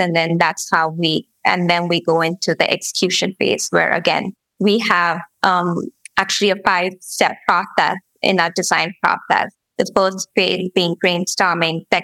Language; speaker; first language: English; non-native, local second language; Gujarati